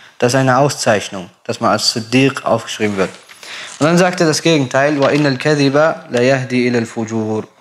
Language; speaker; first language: German; non-native, fluent; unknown